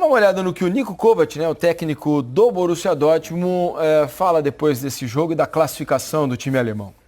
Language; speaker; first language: Portuguese; native; Portuguese